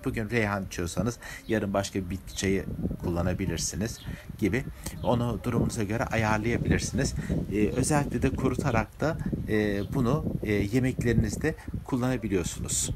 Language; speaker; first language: Turkish; native; Turkish